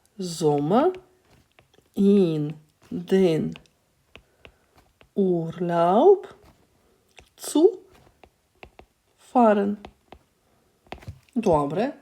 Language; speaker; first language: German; non-native, fluent; Ukrainian